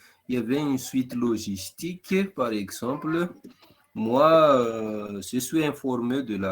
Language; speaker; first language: French; non-native, local second language; Malagasy